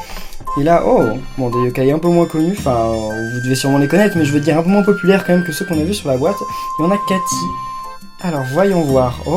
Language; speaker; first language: French; native; French